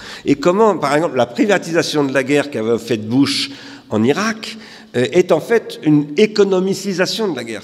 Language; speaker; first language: French; native; French